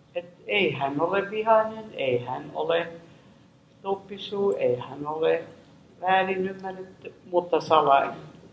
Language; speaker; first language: Finnish; non-native, local second language; Swedish